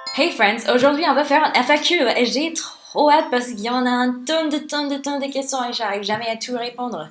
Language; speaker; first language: French; non-native, fluent; English